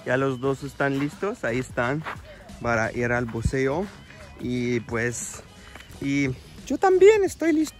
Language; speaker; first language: Spanish; non-native, fluent; Arabic